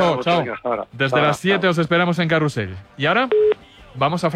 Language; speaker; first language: Spanish; native; Spanish